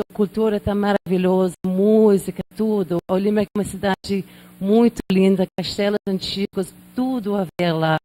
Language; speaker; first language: Portuguese; non-native, fluent; English